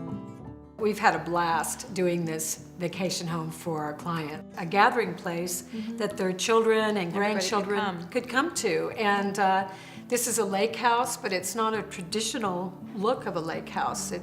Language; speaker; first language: English; native; English